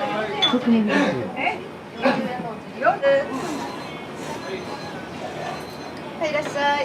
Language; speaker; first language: Japanese; native; Japanese